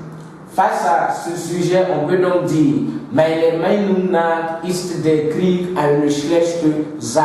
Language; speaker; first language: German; non-native, fluent; Mossi